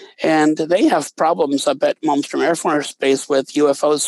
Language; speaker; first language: English; native; English